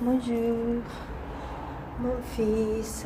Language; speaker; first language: French; non-native, learner; Spanish